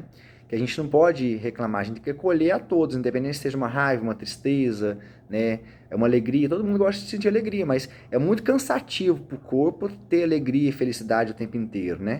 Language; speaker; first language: Portuguese; native; Portuguese